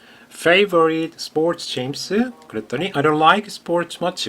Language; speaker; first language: English; non-native, fluent; Korean